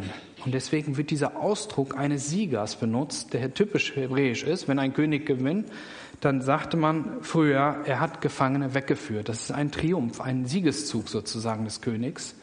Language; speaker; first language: German; native; German